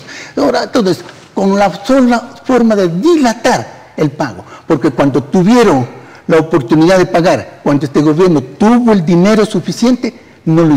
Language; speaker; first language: Spanish; native; Spanish